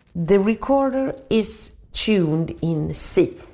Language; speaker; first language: English; non-native, fluent; Swedish